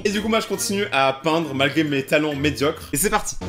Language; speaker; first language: French; native; French